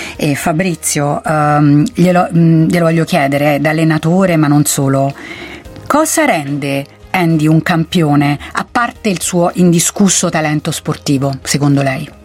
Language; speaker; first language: Italian; native; Italian